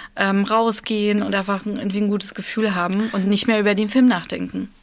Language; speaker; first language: German; early bilingual, other home language; Russian